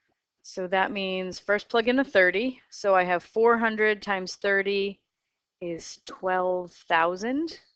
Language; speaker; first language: English; native; English